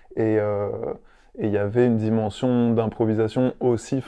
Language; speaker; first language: French; native; French